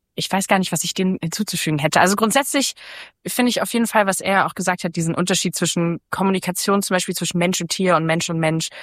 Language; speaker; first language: German; native; German